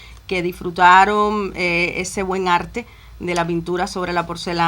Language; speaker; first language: Spanish; native; Spanish